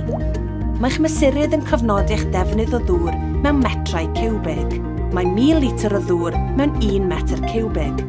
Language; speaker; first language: Welsh; native; Welsh